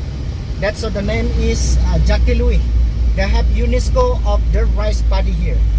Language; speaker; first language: English; non-native, learner; Indonesian